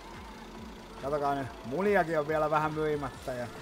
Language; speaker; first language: Finnish; native; Finnish